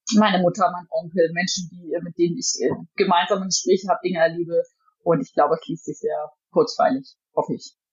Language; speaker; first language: German; native; German